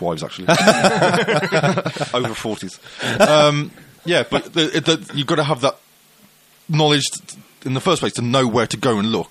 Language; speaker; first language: English; native; English